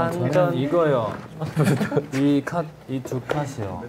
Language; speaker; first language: Korean; non-native, fluent; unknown